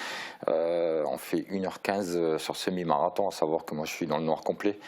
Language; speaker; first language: French; native; French